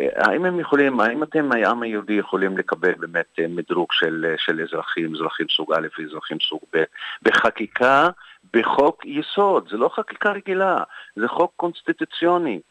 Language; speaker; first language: Hebrew; non-native, local second language; Arabic